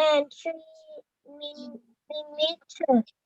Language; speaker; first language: English; non-native, learner; Thai